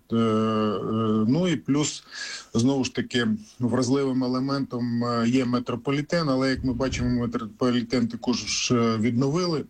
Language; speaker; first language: Ukrainian; native; Ukrainian